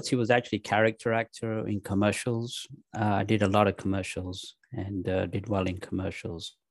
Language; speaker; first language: English; native; English